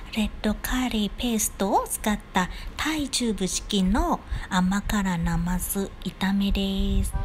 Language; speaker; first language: Japanese; non-native, fluent; Thai